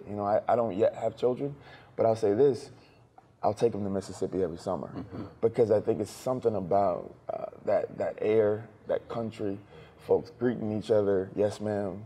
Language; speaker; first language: English; native; English